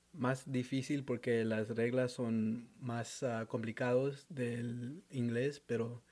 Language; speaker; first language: Spanish; early bilingual, heritage; Spanish